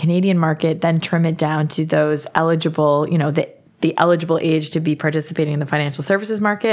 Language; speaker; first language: English; native; English